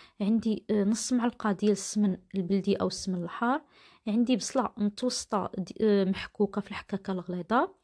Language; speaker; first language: Arabic; native; Arabic